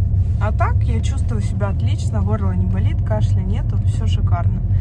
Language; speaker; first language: Russian; native; Russian